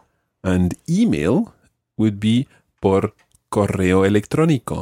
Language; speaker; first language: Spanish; non-native, fluent; English